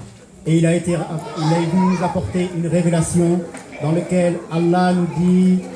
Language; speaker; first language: French; native; French